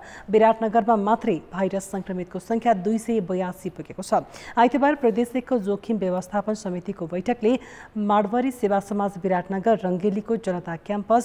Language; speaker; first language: Nepali; native; Nepali